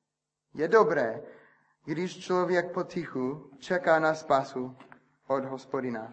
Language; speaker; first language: Czech; non-native, fluent; English